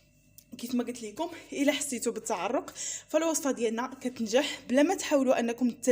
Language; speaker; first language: Arabic; native; Arabic